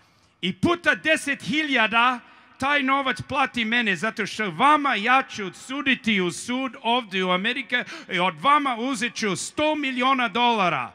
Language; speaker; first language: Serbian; early bilingual, heritage; Serbian